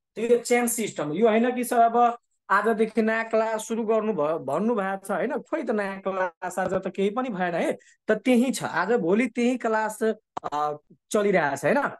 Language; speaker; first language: Nepali; non-native, local second language; Maithili